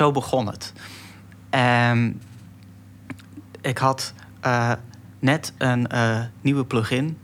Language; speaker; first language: Dutch; native; Dutch